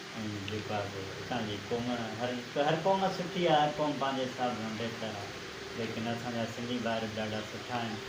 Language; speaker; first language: Sindhi; non-native, fluent; English